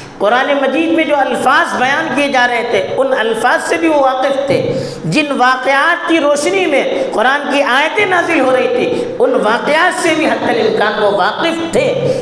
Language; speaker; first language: Urdu; non-native, local second language; Konkani